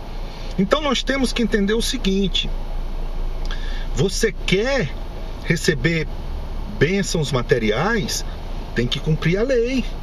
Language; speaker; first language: Portuguese; native; Portuguese